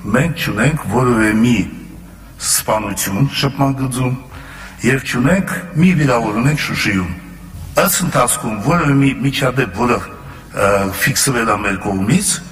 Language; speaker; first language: Armenian; native; Armenian